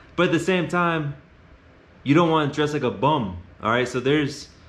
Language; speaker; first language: English; native; English